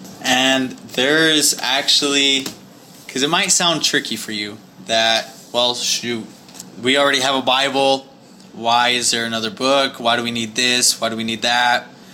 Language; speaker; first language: English; native; English